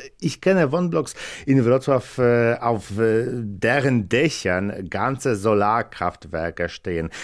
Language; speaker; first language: German; non-native, fluent; Polish